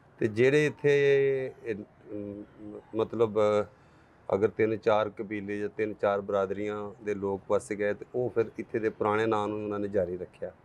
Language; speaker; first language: Punjabi; native; Punjabi